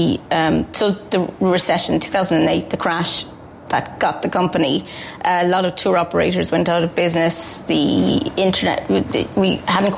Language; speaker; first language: English; native; English